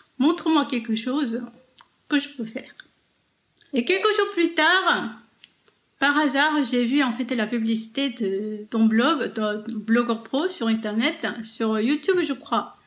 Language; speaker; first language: French; non-native, fluent; Korean